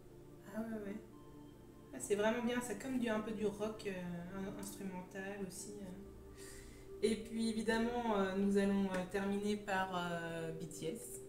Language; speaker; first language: French; native; French